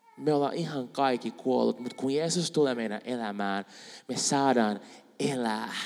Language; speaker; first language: Finnish; non-native, fluent; Spanish